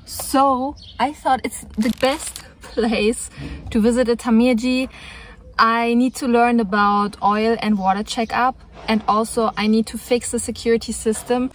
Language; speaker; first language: English; non-native, fluent; German